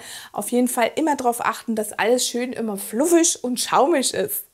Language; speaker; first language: German; native; German